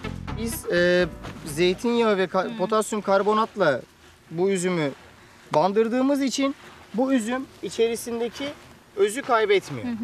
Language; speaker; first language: Turkish; native; Turkish